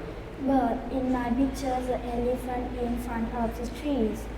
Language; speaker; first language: English; non-native, learner; Vietnamese